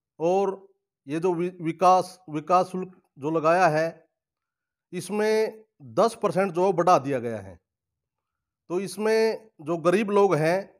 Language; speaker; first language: Hindi; native; Hindi